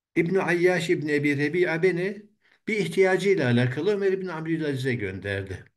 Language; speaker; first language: Turkish; native; Turkish